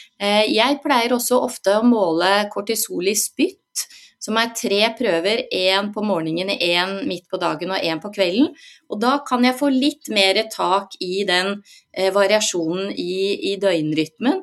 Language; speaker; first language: Norwegian; native; Norwegian